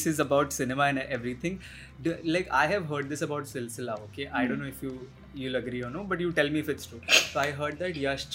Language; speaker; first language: English; non-native, local second language; Hindi